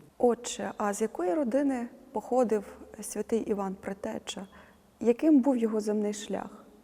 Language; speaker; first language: Ukrainian; native; Ukrainian